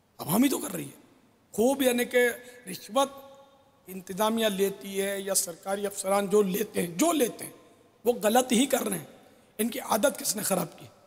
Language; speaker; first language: Urdu; non-native, local second language; Memoni